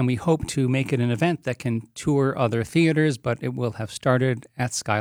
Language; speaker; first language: English; native; English